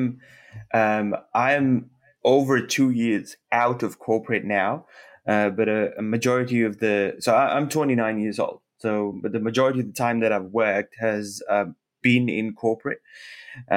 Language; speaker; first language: English; non-native, local second language; Urdu